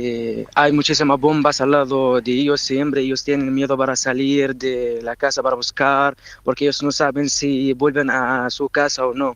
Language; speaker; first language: Spanish; non-native, learner; Arabic